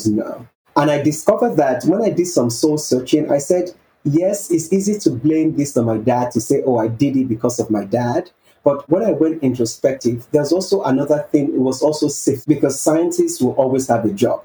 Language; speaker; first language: English; non-native, local second language; Yoruba